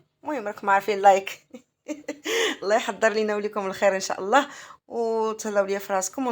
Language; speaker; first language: Arabic; native; Arabic